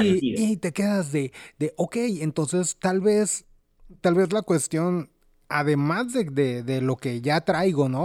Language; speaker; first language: Spanish; native; Spanish